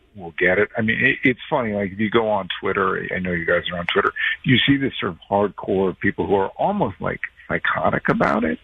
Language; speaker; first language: English; native; English